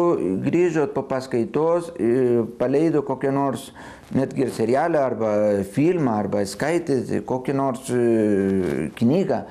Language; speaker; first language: Lithuanian; non-native, fluent; Spanish